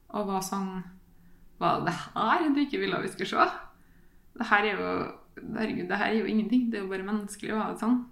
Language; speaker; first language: Norwegian; native; Norwegian